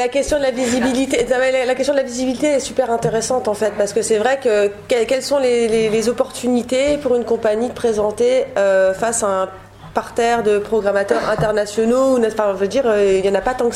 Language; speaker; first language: French; native; French